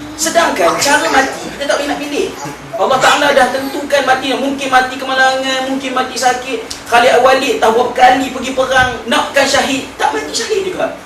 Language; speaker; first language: Malay; native; Malay